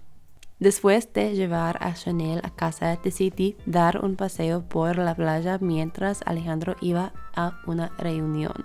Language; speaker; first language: Spanish; non-native, learner; English